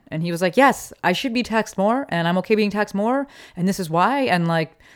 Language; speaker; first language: English; native; English